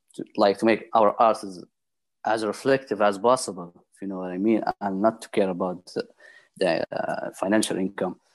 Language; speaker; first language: English; non-native, fluent; Arabic